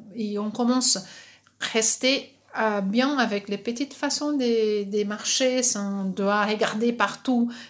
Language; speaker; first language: French; non-native, fluent; Portuguese